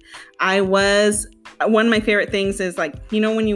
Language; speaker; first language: English; native; English